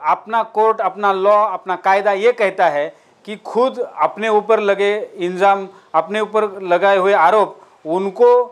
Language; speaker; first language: Hindi; non-native, local second language; Marathi